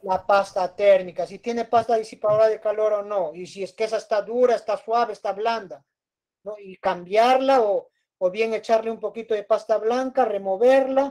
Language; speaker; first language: Spanish; native; Spanish